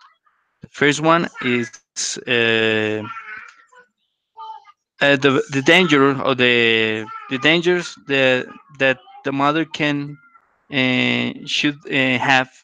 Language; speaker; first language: English; non-native, learner; Spanish